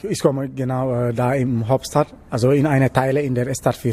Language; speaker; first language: German; non-native, learner; Wolof